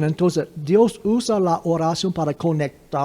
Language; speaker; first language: Spanish; non-native, fluent; English